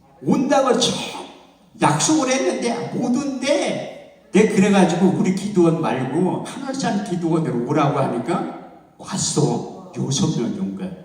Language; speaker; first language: Korean; native; Korean